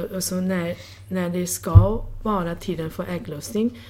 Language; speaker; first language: Swedish; non-native, fluent; Chinese